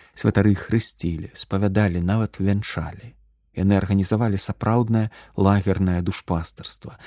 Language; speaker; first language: Belarusian; native; Belarusian